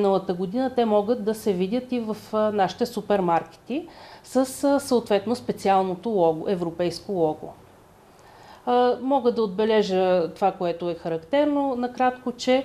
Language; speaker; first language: Bulgarian; native; Bulgarian